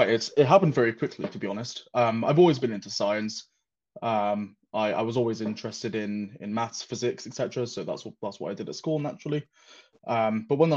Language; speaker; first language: English; native; English